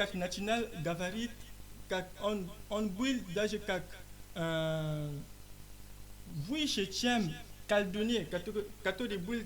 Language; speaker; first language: Russian; non-native, learner; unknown